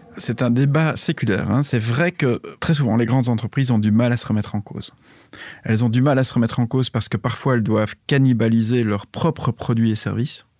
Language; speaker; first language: French; native; French